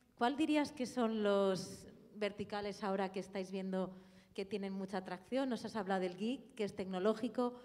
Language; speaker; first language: Spanish; native; Spanish